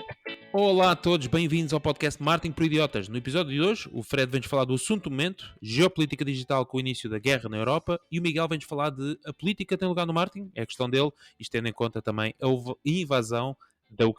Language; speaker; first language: Portuguese; native; Portuguese